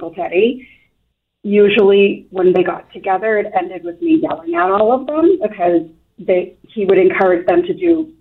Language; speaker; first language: English; native; English